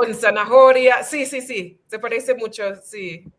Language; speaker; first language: Spanish; non-native, fluent; English